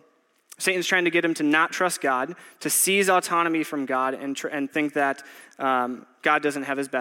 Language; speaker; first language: English; native; English